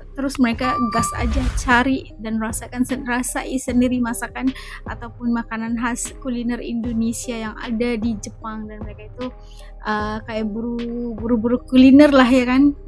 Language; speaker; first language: Indonesian; native; Indonesian